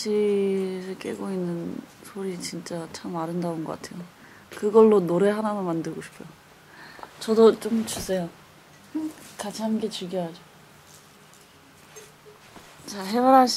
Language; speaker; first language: Korean; non-native, fluent; Chinese